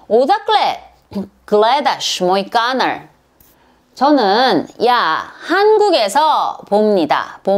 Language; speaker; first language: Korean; non-native, learner; Serbian